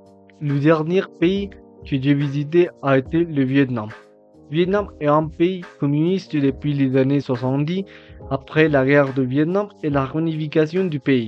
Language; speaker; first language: French; non-native, learner; Spanish